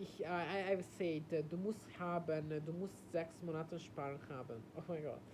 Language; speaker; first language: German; non-native, learner; Italian